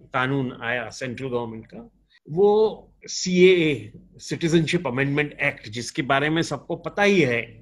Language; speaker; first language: Hindi; non-native, local second language; Gujarati